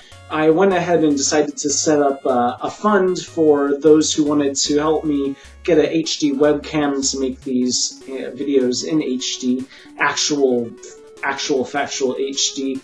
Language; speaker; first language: English; native; English